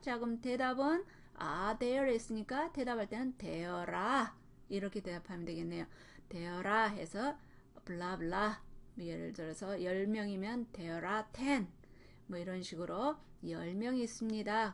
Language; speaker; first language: Korean; native; Korean